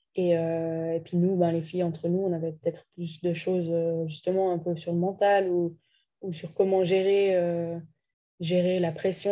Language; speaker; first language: French; native; French